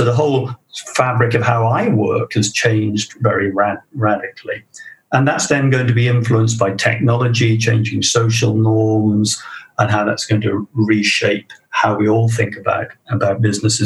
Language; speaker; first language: English; native; English